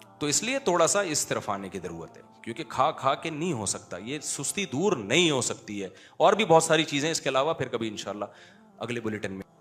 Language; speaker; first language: Urdu; native; Urdu